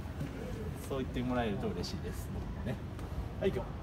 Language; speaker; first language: Japanese; native; Japanese